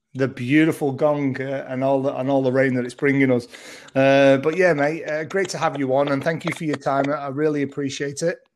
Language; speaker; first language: English; early bilingual, other home language; Maltese